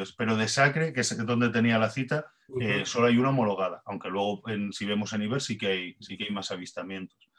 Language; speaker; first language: Spanish; native; Spanish